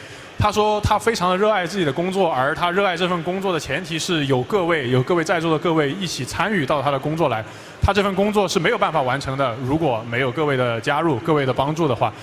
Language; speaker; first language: Chinese; native; Chinese